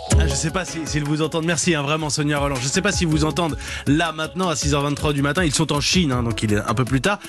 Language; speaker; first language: French; native; French